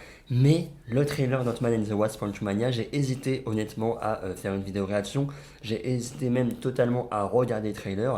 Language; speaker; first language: French; native; French